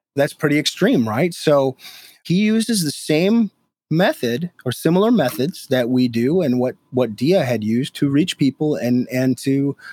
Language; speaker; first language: English; native; English